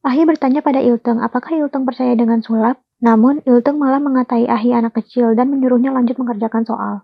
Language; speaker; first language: Indonesian; native; Indonesian